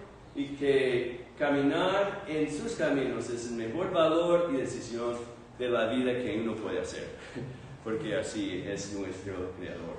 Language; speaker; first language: Spanish; non-native, fluent; English